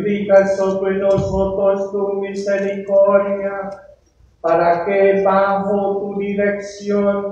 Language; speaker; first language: Spanish; non-native, learner; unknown